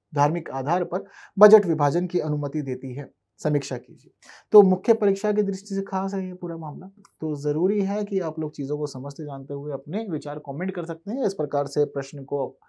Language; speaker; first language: Hindi; native; Hindi